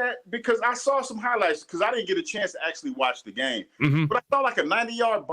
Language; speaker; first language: English; native; English